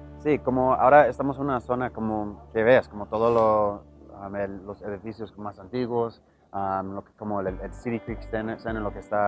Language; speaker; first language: Spanish; early bilingual, heritage; Spanish